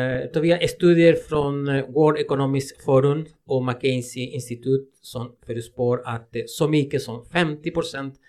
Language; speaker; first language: Swedish; non-native, fluent; Spanish